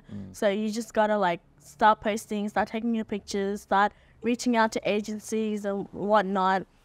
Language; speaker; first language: English; native; English